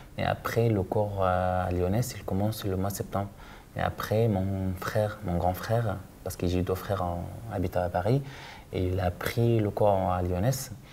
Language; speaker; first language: French; non-native, learner; Arabic